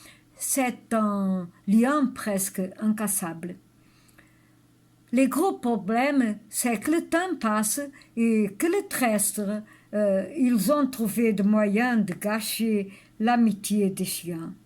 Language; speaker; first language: French; non-native, learner; Portuguese